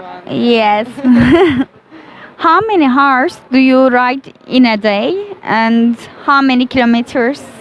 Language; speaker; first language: English; non-native, learner; Turkish